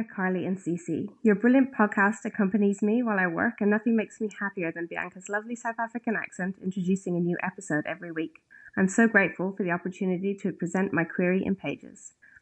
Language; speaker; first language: English; native; English